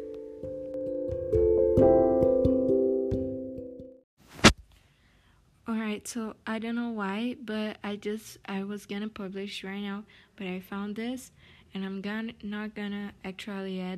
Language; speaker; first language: English; non-native, fluent; Portuguese